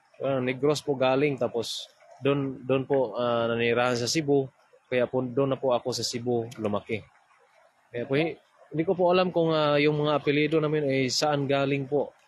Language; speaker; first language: Filipino; non-native, local second language; Cebuano